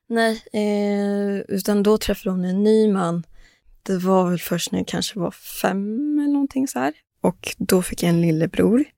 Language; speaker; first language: Swedish; early bilingual, other home language; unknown